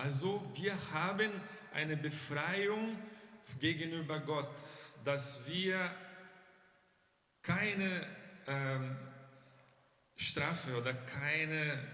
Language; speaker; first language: German; non-native, fluent; Portuguese